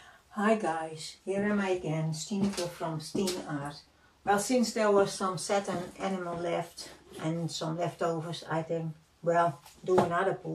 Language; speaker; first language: English; non-native, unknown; Dutch